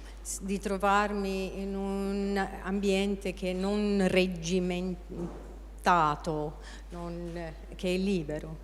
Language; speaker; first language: Italian; non-native, fluent; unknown